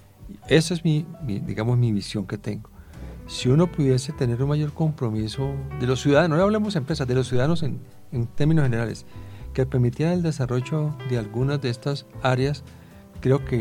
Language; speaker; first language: Spanish; native; Spanish